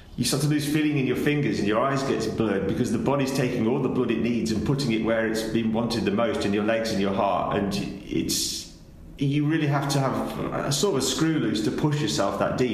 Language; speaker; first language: English; native; English